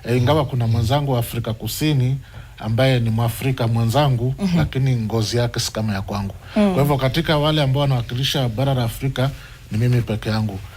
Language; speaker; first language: Swahili; non-native, local second language; Giryama